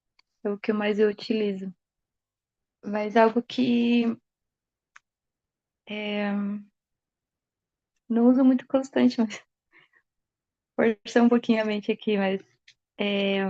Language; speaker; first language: Portuguese; non-native, fluent; Spanish